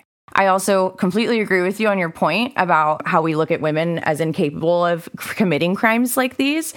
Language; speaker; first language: English; native; English